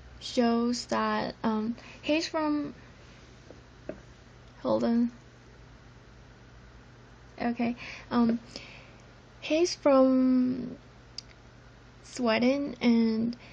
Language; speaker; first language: English; non-native, fluent; Korean